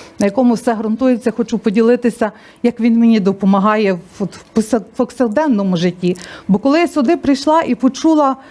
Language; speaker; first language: Ukrainian; native; Ukrainian